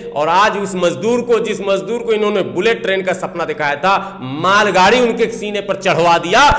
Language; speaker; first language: Hindi; native; Hindi